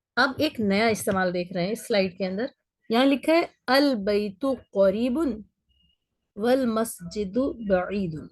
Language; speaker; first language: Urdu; native; Urdu